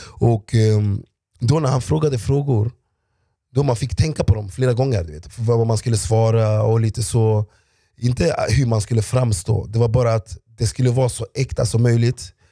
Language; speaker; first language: Swedish; early bilingual, other home language; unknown